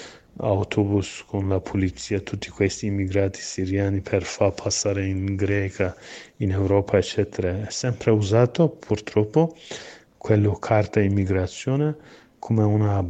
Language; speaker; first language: Italian; non-native, learner; Kurdish